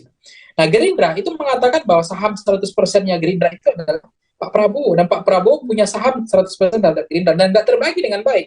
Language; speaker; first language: Indonesian; native; Indonesian